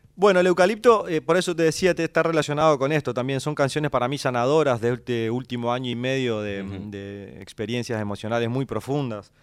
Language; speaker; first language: Spanish; native; Spanish